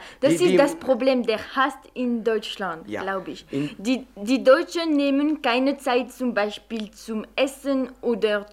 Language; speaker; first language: German; non-native, fluent; French